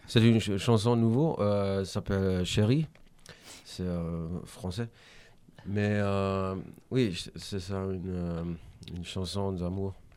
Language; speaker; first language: French; non-native, learner; Latvian